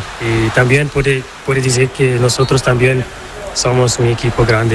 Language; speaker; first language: Spanish; non-native, learner; Portuguese